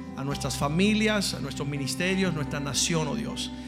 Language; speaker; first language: Spanish; native; Spanish